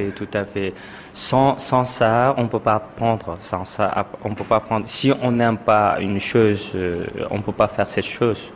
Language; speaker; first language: French; non-native, fluent; Tamil